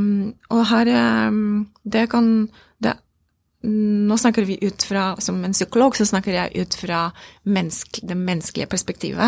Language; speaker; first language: Norwegian; non-native, fluent; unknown